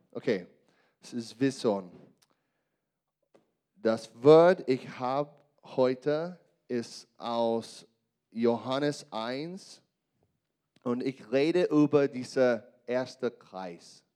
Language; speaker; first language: German; non-native, learner; English